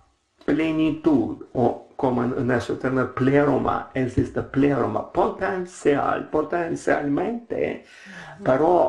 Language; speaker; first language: Spanish; non-native, learner; Russian